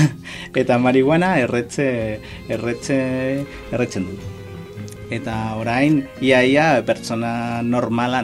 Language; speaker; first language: Basque; non-native, learner; Spanish